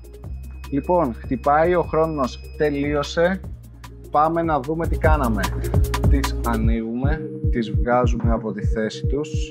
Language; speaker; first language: Greek; native; Greek